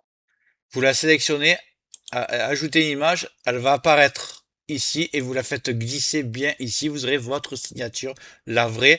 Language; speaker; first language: French; native; French